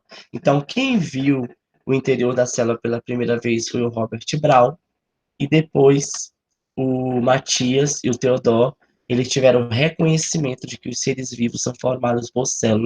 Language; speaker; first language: Portuguese; native; Portuguese